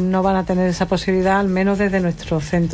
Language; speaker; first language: Spanish; native; Spanish